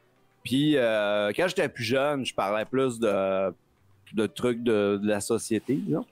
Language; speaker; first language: French; native; French